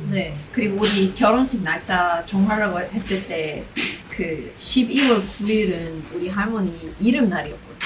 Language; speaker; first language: Korean; non-native, fluent; Swedish